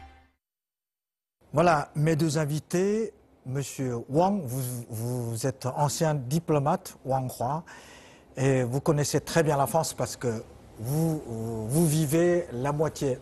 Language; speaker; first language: French; non-native, fluent; Chinese